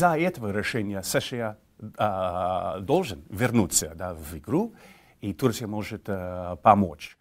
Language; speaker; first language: Russian; non-native, fluent; English